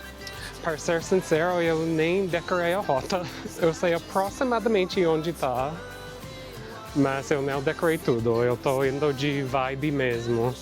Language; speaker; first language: Portuguese; non-native, fluent; English